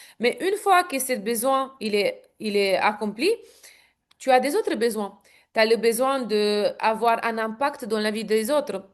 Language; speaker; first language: French; non-native, fluent; Romanian